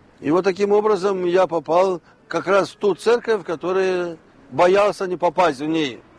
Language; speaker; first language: Russian; non-native, local second language; Romanian